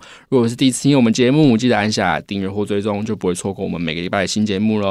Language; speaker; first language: Chinese; native; Chinese